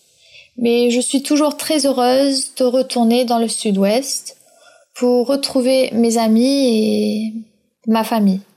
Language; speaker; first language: French; early bilingual, other home language; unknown